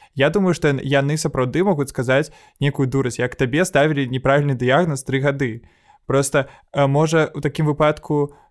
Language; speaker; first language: Belarusian; native; Belarusian